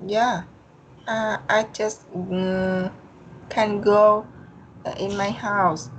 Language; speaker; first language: English; non-native, learner; Vietnamese